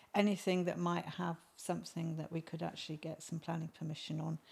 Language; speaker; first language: English; native; English